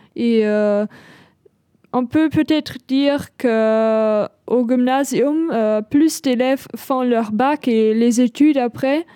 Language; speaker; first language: French; non-native, fluent; German